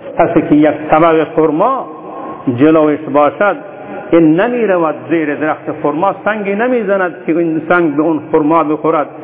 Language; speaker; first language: Persian; non-native, local second language; Baluchi